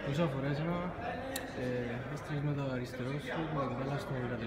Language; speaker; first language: Greek; native; Greek